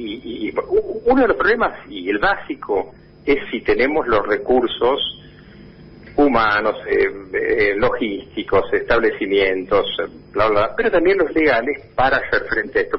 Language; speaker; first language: Spanish; native; Spanish